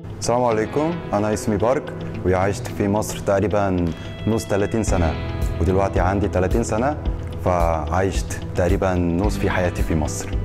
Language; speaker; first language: Egyptian Arabic; non-native, fluent; Korean